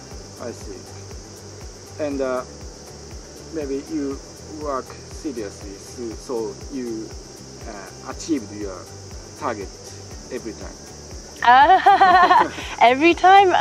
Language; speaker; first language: English; non-native, fluent; Japanese